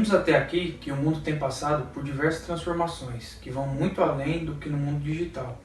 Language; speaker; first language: Portuguese; native; Portuguese